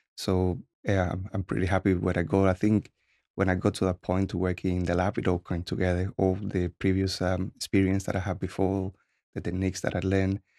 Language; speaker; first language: English; non-native, fluent; Spanish